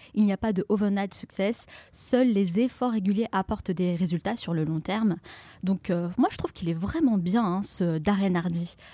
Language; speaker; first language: French; native; French